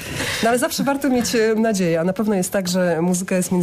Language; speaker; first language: Polish; native; Polish